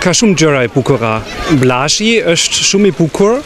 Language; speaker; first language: Albanian; non-native, fluent; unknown